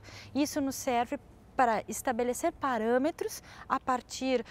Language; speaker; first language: Portuguese; native; Portuguese